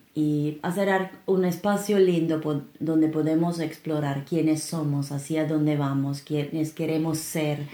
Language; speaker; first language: Spanish; non-native, fluent; Finnish